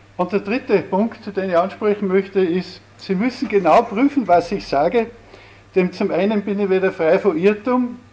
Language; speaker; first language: German; native; German